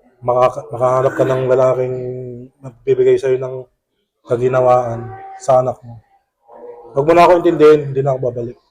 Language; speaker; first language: Filipino; native; Filipino